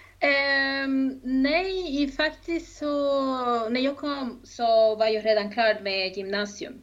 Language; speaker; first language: Swedish; non-native, fluent; Spanish